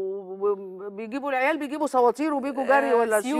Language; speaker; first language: Arabic; native; Arabic